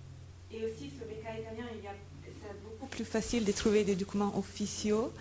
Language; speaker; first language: French; non-native, fluent; Italian